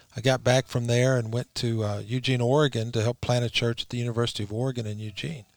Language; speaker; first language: English; native; English